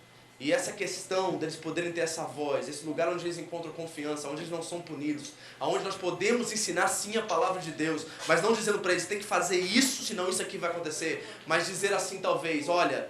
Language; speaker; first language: Portuguese; native; Portuguese